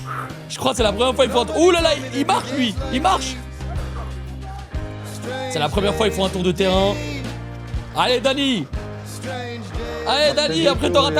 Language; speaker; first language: French; native; French